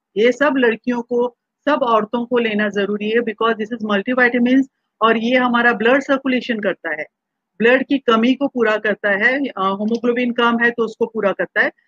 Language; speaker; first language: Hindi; non-native, local second language; Marathi